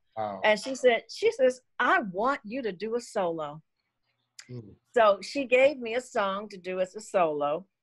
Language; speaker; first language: English; native; English